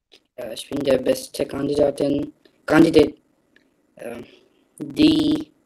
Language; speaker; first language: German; non-native, learner; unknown